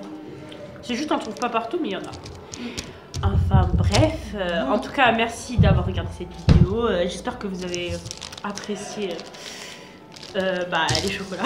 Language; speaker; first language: French; native; French